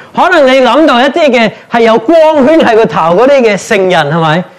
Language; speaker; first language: Cantonese; non-native, fluent; English